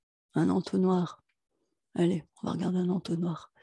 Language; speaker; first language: French; native; French